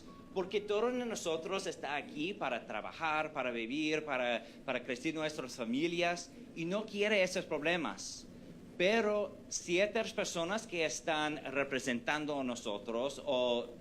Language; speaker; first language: Spanish; non-native, fluent; English